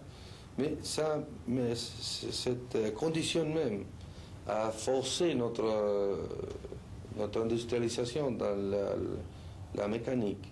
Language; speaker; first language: French; non-native, learner; Spanish